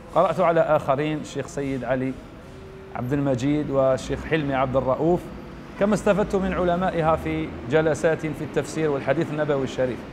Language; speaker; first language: Arabic; native; Arabic